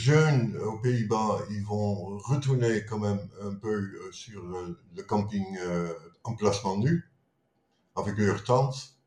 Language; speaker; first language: French; non-native, fluent; Dutch